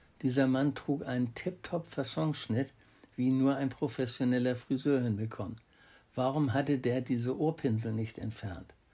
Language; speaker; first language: German; native; German